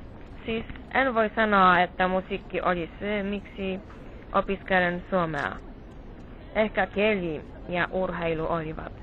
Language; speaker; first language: Finnish; non-native, fluent; Polish